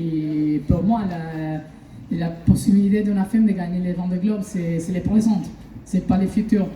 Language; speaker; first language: French; non-native, learner; Italian